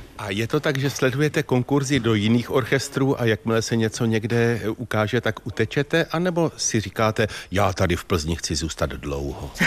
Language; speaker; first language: Czech; native; Czech